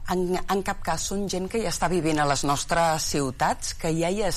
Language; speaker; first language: Catalan; native; Catalan